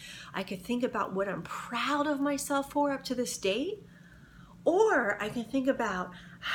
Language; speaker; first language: English; native; English